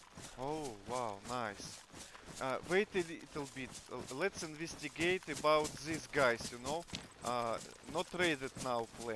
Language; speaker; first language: English; non-native, learner; Russian